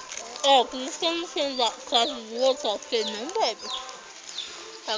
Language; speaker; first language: Portuguese; native; Portuguese